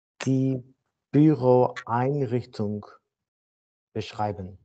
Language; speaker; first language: German; non-native, learner; Azerbaijani